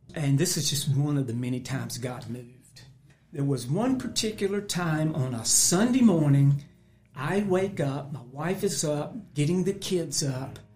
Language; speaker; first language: English; native; English